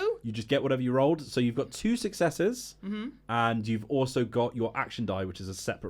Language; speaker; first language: English; native; English